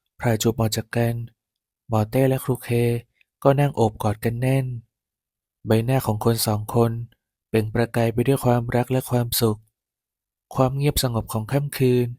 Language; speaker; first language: Thai; native; Thai